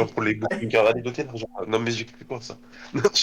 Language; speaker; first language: French; native; French